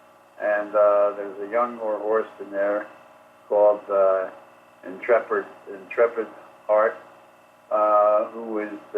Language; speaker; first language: English; native; English